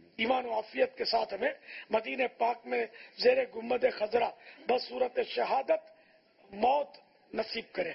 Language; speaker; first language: Urdu; non-native, local second language; Memoni